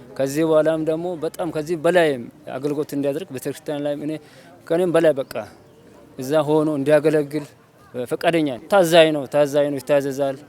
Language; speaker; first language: Amharic; non-native, local second language; Hadiyya